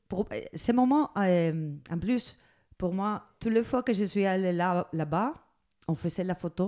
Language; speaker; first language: French; non-native, learner; Spanish